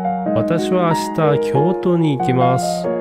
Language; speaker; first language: Japanese; non-native, learner; English